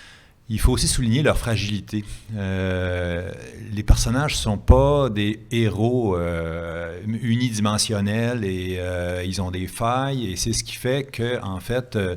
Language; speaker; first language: French; native; French